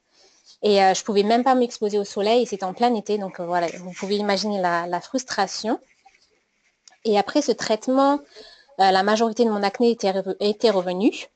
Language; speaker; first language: French; native; French